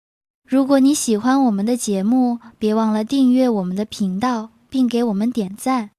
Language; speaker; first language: Chinese; native; Chinese